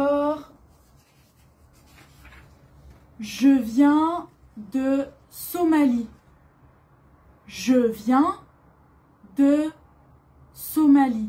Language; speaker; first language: French; native; French